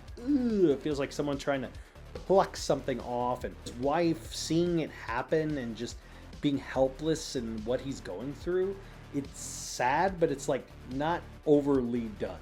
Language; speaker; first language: English; native; English